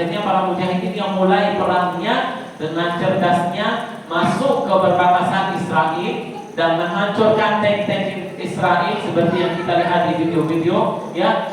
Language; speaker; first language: Indonesian; non-native, fluent; Arabic